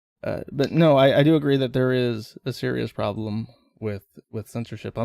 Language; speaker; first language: English; native; English